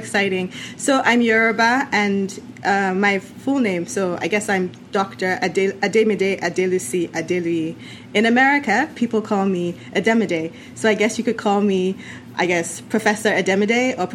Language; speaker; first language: English; non-native, local second language; Yoruba